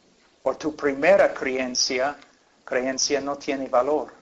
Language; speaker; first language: Spanish; non-native, fluent; English